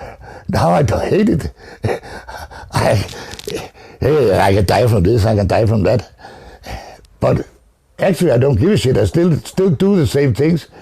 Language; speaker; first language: English; non-native, fluent; Danish